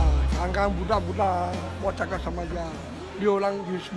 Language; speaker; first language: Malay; non-native, local second language; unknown